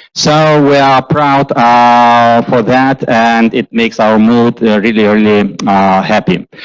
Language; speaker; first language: English; non-native, fluent; Lithuanian